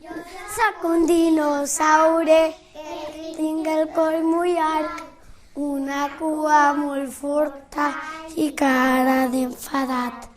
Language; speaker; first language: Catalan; non-native, local second language; Spanish